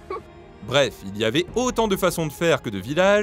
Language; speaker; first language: French; native; French